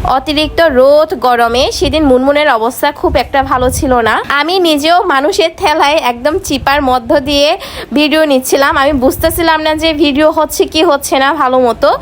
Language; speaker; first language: Bangla; non-native, local second language; Marma